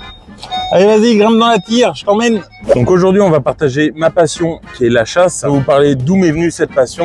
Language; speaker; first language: French; native; French